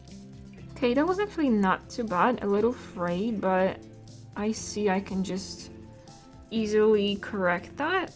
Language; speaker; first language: English; non-native, fluent; Polish